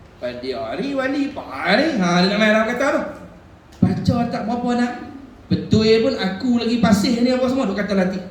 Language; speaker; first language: Malay; native; Malay